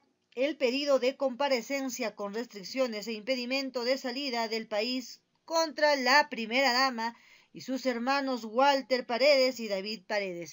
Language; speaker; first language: Spanish; native; Spanish